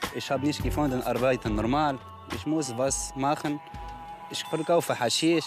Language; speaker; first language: German; non-native, learner; Arabic